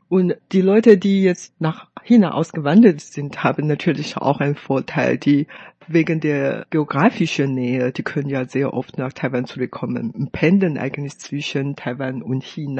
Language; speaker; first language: German; non-native, fluent; Chinese